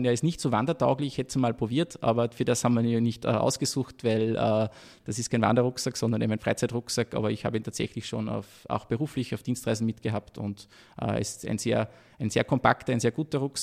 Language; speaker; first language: German; native; German